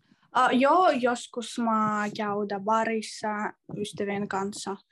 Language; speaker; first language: Finnish; non-native, learner; Russian